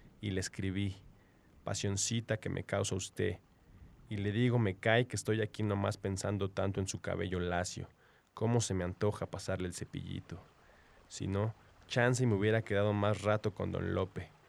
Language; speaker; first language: Spanish; native; Spanish